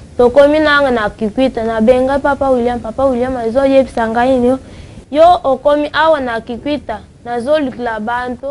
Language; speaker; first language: Lingala; non-native, local second language; Luba-Lulua